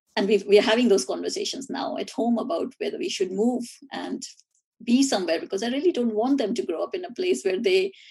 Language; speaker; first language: English; non-native, local second language; Hindi